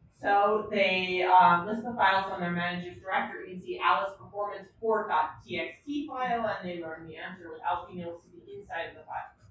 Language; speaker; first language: English; native; English